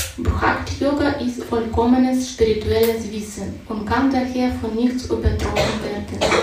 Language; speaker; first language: German; non-native, fluent; Russian